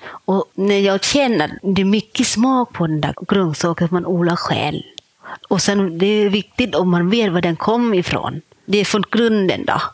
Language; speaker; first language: Swedish; non-native, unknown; Thai